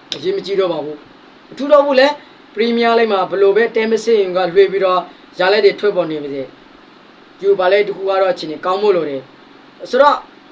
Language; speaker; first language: Burmese; native; Burmese